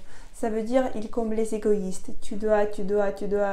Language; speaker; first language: French; non-native, fluent; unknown